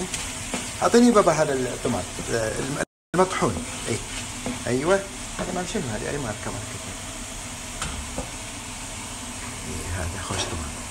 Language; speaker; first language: Arabic; native; Arabic